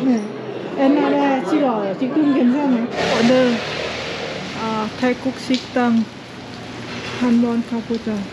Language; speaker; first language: Korean; non-native, learner; Lao